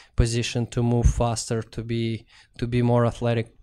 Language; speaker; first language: English; non-native, fluent; Russian